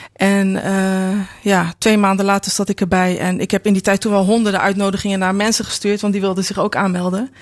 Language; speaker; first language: Dutch; native; Dutch